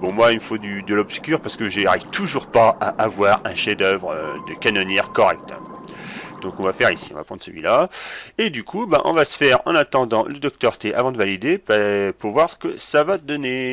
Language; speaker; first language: French; native; French